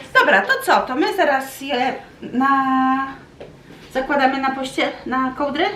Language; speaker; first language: Polish; native; Polish